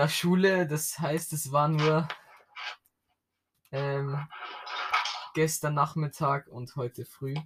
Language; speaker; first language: German; native; German